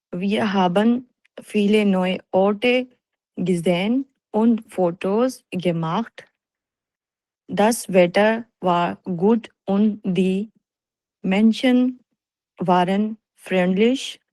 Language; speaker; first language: German; non-native, learner; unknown